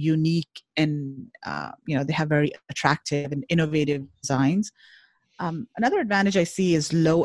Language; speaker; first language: English; non-native, local second language; Hindi